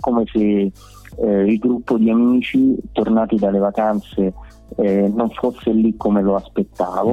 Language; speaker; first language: Italian; native; Italian